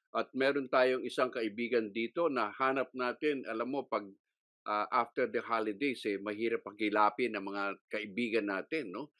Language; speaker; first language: Filipino; native; Filipino